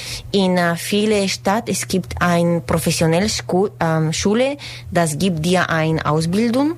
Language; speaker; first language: German; non-native, learner; Spanish